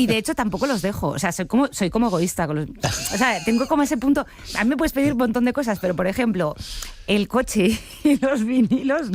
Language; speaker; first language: Spanish; native; Spanish